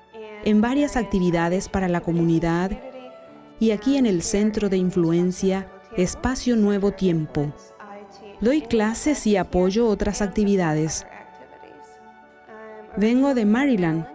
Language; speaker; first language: Spanish; non-native, fluent; English